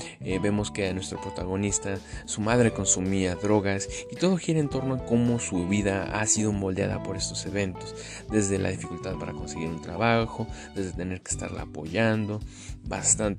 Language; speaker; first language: Spanish; native; Spanish